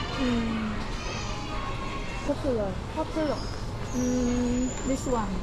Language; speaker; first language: English; non-native, learner; Korean